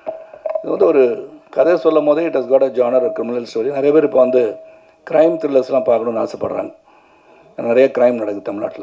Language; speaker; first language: Tamil; native; Tamil